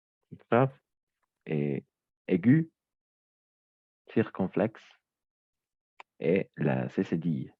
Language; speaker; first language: French; native; French